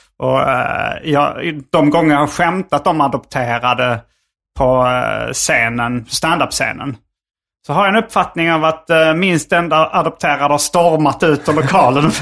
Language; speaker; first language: Swedish; native; Swedish